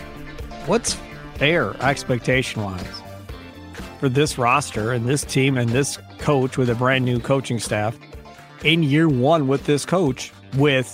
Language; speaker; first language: English; native; English